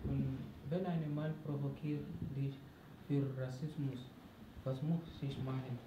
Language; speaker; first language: German; non-native, learner; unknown